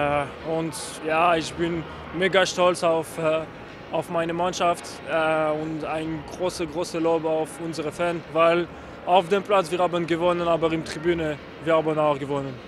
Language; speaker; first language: German; non-native, fluent; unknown